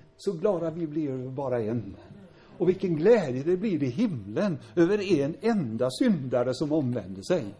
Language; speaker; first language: Swedish; native; Swedish